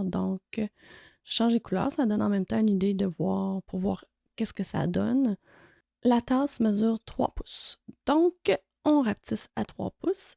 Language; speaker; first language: French; native; French